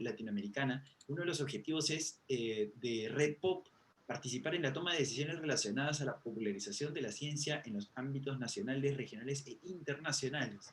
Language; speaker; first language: Spanish; native; Spanish